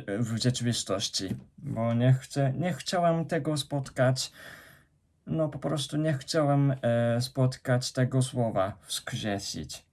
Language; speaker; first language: Polish; non-native, fluent; Japanese